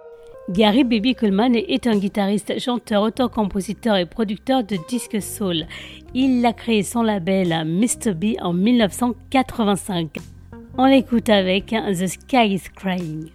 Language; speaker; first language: French; native; French